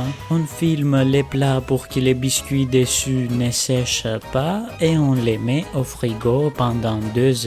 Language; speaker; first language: French; non-native, fluent; Greek